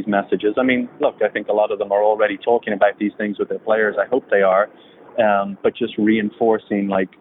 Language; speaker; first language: English; native; English